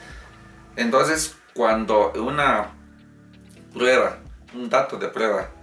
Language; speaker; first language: Spanish; native; Spanish